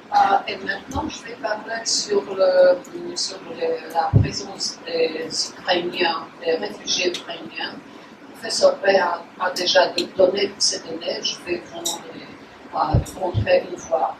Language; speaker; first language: French; non-native, fluent; Polish